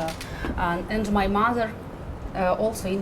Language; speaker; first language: English; non-native, learner; Ukrainian